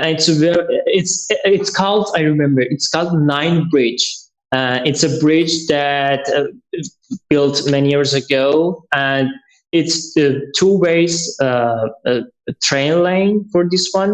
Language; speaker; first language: English; non-native, learner; Persian